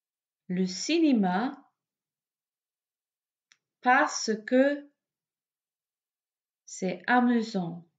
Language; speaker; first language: French; non-native, fluent; English